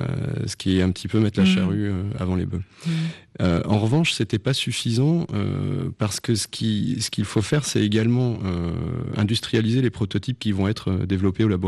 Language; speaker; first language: French; native; French